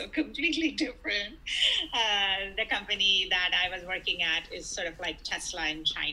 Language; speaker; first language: English; non-native, local second language; Telugu